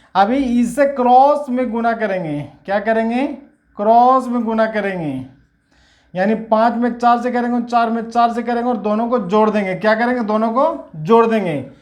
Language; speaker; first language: Hindi; native; Hindi